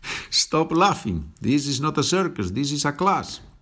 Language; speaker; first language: English; non-native, fluent; Spanish